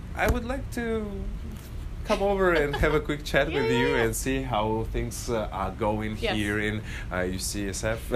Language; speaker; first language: English; non-native, fluent; Russian